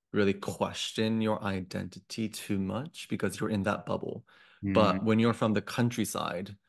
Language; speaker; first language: English; non-native, fluent; Japanese